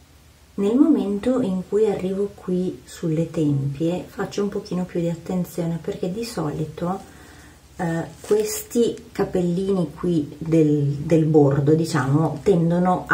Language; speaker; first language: Italian; native; Italian